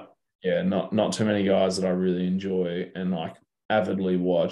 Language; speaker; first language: English; native; English